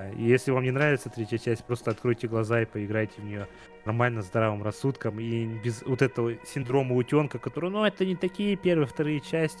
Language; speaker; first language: Russian; native; Russian